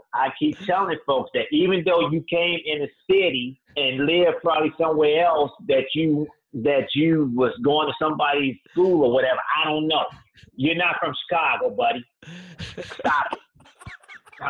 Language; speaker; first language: English; native; English